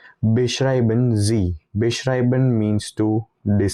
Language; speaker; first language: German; non-native, fluent; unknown